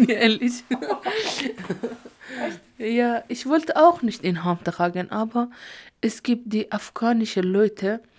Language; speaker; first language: German; non-native, learner; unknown